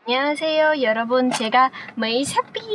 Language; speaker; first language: Korean; non-native, learner; Thai